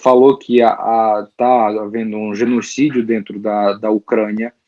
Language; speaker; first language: Portuguese; early bilingual, heritage; Portuguese